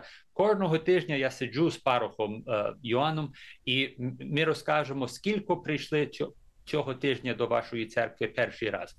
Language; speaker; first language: Ukrainian; early bilingual, heritage; English